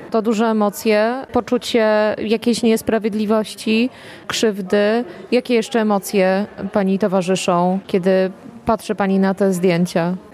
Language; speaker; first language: Polish; native; Polish